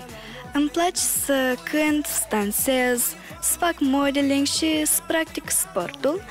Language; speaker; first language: Romanian; early bilingual, heritage; Romanian